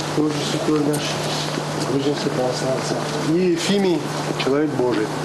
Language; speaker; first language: Russian; non-native, local second language; Georgian